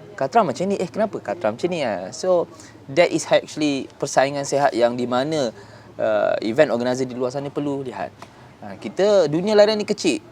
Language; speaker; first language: Malay; native; Malay